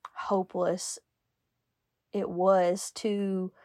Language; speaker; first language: English; native; English